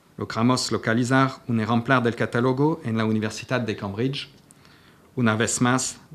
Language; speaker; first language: Spanish; non-native, fluent; French